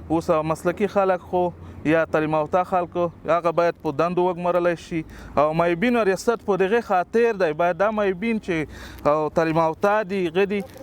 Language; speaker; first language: Pashto; native; Pashto